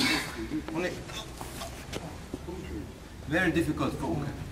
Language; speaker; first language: English; non-native, learner; German